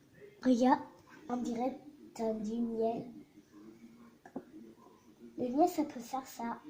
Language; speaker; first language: French; native; French